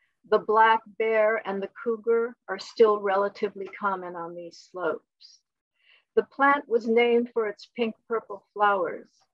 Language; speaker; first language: English; early bilingual, other home language; Polish